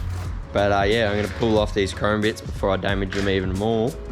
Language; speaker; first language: English; native; English